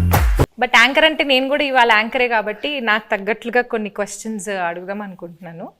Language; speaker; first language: Telugu; native; Telugu